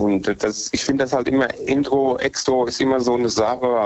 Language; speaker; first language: German; native; German